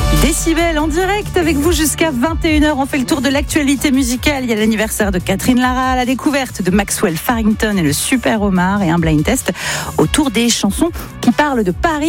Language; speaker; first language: French; native; French